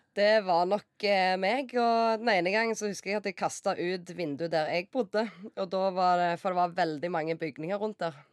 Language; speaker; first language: Norwegian; native; Norwegian